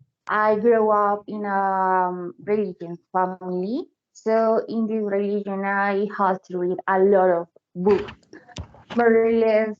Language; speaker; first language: English; non-native, learner; Spanish